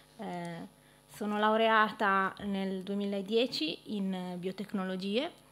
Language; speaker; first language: Italian; native; Italian